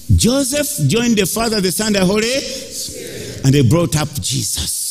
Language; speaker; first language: English; non-native, local second language; Ganda